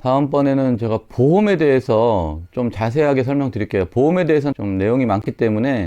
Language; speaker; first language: Korean; native; Korean